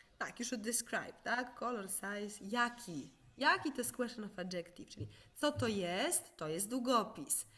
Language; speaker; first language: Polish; native; Polish